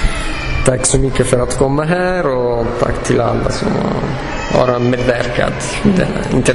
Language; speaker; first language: Swedish; non-native, fluent; Italian